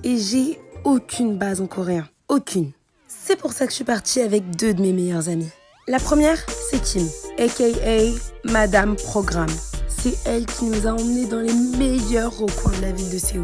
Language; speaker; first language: French; native; French